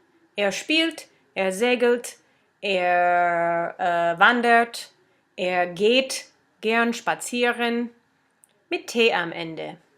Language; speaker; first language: German; non-native, fluent; English